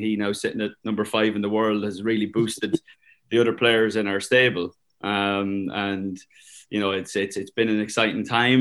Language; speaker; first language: English; native; English